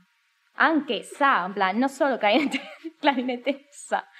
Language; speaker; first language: Italian; non-native, learner; Spanish